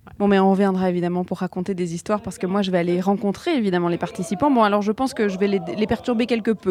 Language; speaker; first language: French; native; French